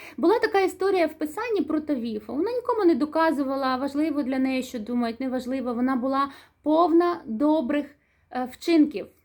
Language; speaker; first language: Ukrainian; non-native, local second language; Russian